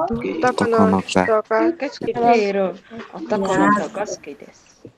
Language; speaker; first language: Japanese; non-native, learner; Mongolian